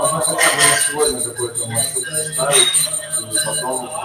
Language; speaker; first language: Russian; non-native, fluent; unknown